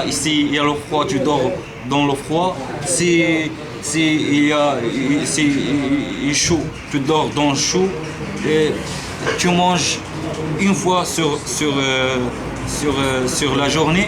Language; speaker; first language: French; non-native, learner; Arabic